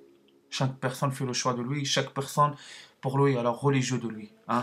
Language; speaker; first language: French; non-native, learner; Arabic